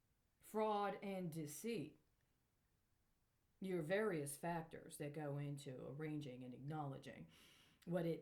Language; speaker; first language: English; native; English